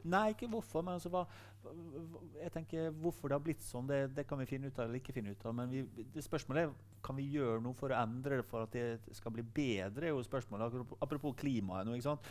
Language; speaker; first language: Norwegian; native; Norwegian